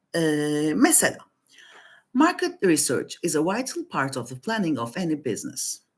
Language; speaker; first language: English; non-native, fluent; Turkish